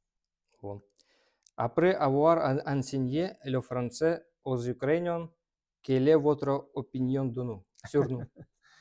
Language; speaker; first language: French; non-native, learner; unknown